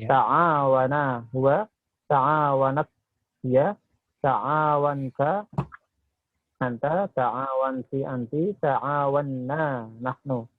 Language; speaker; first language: Arabic; non-native, learner; Indonesian